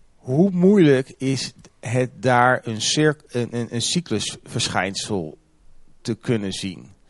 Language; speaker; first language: Dutch; native; Dutch